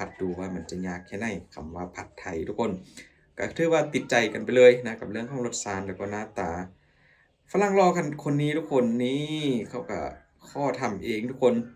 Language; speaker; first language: Thai; non-native, local second language; Northeastern Thai